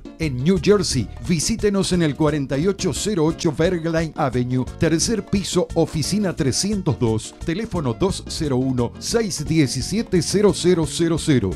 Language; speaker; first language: Spanish; native; Spanish